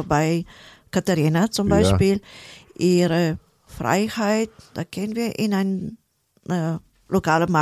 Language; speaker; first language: German; non-native, fluent; Bulgarian